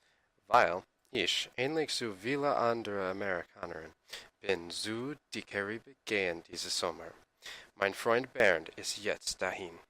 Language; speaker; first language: German; non-native, learner; English